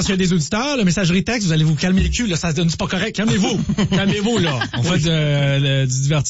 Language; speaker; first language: French; native; French